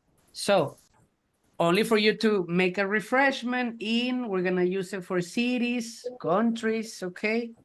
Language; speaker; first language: English; non-native, fluent; Spanish